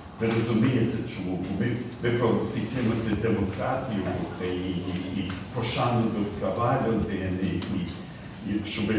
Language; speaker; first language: Ukrainian; early bilingual, heritage; Ukrainian